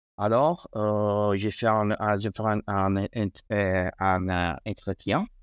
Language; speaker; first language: French; non-native, learner; Spanish